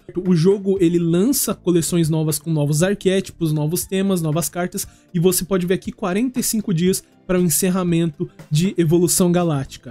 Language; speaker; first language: Portuguese; native; Portuguese